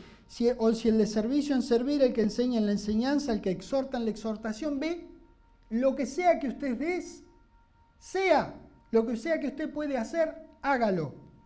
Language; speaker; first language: Spanish; native; Spanish